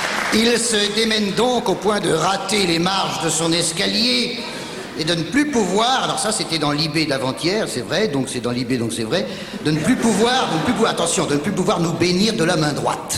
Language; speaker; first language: French; native; French